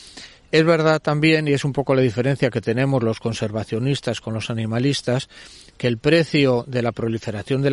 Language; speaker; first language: Spanish; native; Spanish